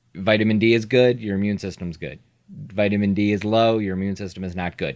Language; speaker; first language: English; native; English